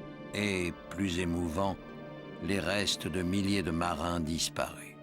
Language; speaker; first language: French; native; French